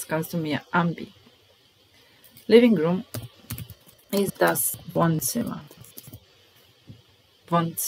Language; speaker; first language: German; non-native, fluent; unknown